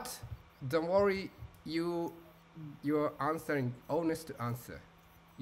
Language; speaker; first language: English; non-native, learner; Japanese